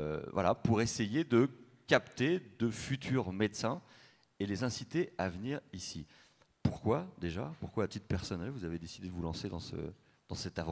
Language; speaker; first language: French; native; French